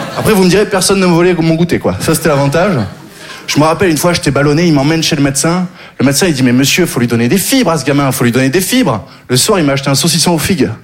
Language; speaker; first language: French; native; French